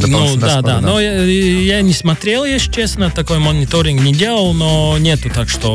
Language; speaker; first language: Russian; non-native, local second language; Latvian